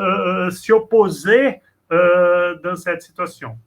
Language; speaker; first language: French; non-native, learner; Portuguese